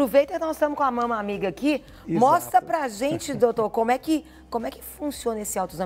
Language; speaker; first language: Portuguese; native; Portuguese